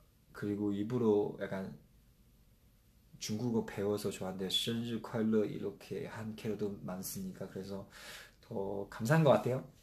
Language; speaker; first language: Korean; non-native, fluent; Chinese